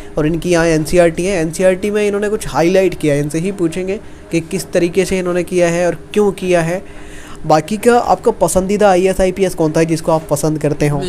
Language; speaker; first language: Hindi; native; Hindi